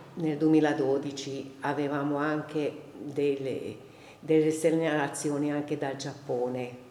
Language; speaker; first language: Italian; non-native, fluent; Hungarian